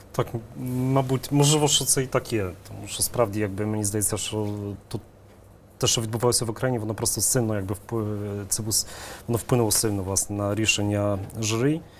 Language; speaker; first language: Ukrainian; early bilingual, heritage; Ukrainian